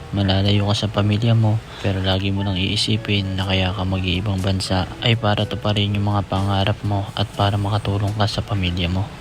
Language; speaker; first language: Filipino; native; Filipino